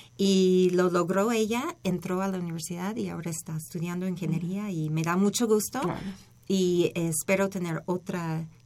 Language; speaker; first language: Spanish; non-native, fluent; English